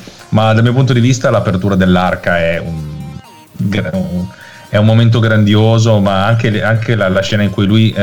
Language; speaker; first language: Italian; native; Italian